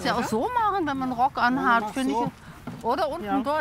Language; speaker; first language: German; native; German